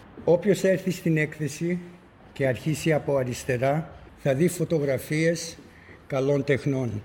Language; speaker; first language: Greek; early bilingual, other home language; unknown